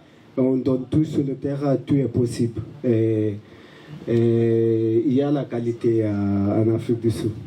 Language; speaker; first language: French; non-native, learner; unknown